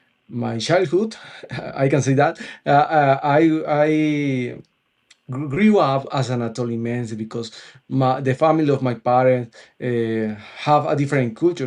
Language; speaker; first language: English; non-native, local second language; Spanish